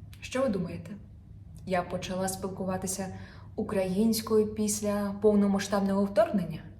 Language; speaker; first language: Ukrainian; non-native, local second language; Russian